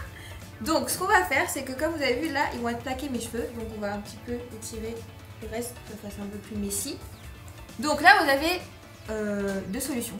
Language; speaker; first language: French; native; French